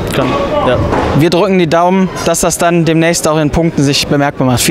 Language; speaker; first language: German; native; German